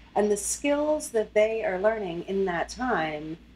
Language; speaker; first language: English; native; English